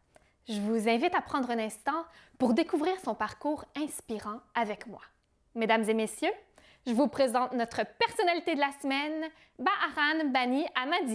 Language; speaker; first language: French; native; French